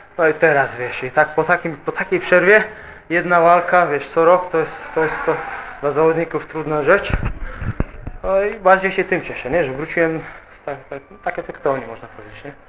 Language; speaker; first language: Polish; non-native, fluent; Chechen